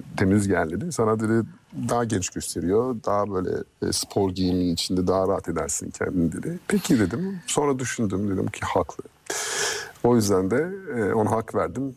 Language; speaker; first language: Turkish; early bilingual, heritage; Turkish